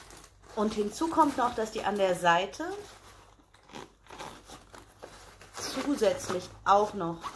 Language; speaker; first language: German; native; German